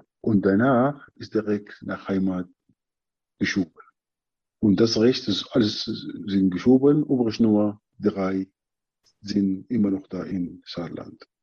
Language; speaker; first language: German; non-native, learner; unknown